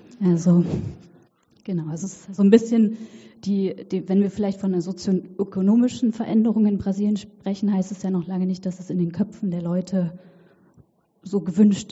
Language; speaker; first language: German; native; German